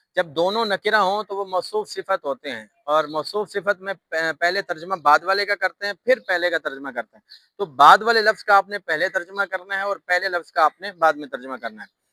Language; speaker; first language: Urdu; native; Urdu